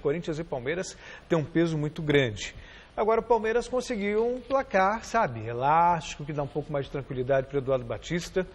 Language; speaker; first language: Portuguese; native; Portuguese